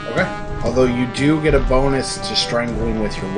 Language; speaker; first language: English; native; English